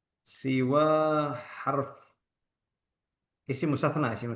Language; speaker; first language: Arabic; non-native, learner; Indonesian